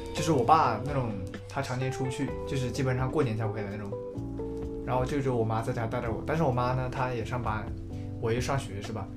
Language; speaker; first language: Chinese; non-native, local second language; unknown